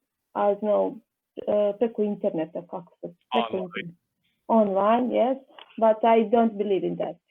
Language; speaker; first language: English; non-native, learner; Serbian